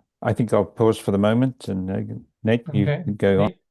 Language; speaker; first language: English; native; English